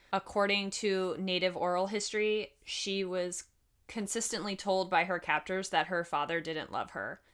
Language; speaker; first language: English; native; English